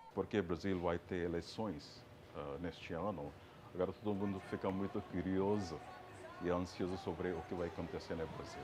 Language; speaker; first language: Portuguese; non-native, fluent; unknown